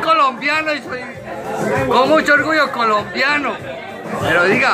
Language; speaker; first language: Spanish; native; Spanish